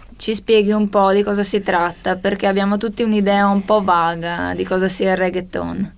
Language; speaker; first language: Italian; native; Italian